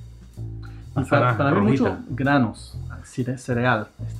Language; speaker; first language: Spanish; non-native, fluent; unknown